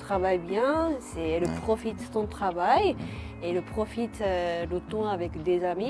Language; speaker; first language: French; non-native, learner; Japanese